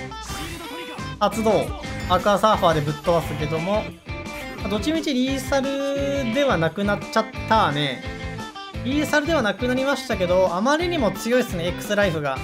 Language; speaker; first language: Japanese; native; Japanese